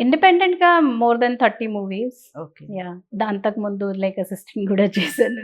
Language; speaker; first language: Telugu; non-native, learner; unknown